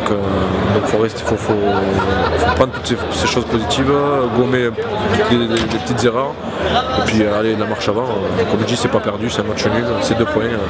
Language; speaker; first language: French; native; French